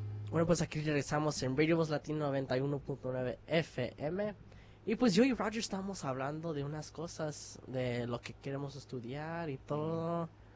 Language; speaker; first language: Spanish; early bilingual, heritage; Spanish